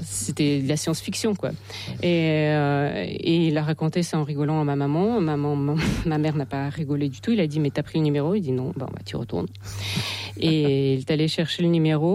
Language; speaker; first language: French; non-native, fluent; Russian